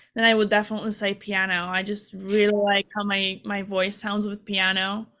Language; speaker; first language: English; non-native, fluent; Hungarian